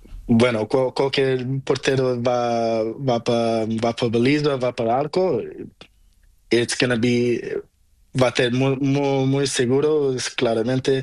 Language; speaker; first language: Spanish; non-native, learner; Portuguese